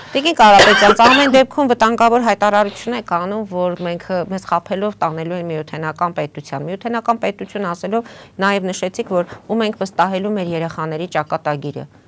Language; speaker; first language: Armenian; native; Armenian